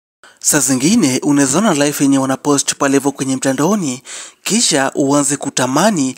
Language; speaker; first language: Swahili; non-native, local second language; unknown